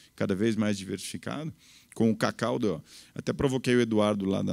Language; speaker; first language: Portuguese; native; Portuguese